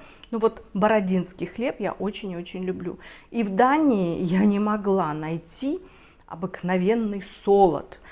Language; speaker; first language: Russian; native; Russian